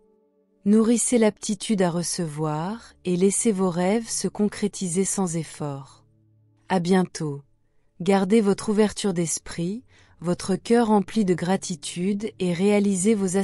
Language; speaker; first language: French; native; French